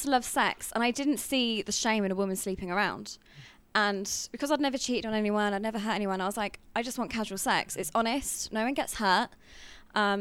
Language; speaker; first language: English; native; English